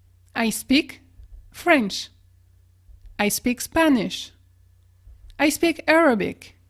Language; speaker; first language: English; non-native, fluent; French